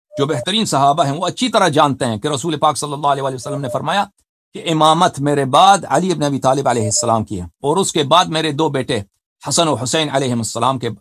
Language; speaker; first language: Urdu; non-native, fluent; Persian